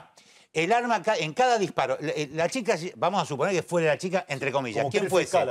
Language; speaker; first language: Spanish; native; Spanish